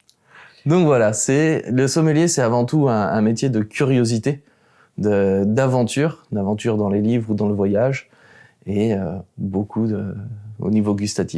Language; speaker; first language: French; native; French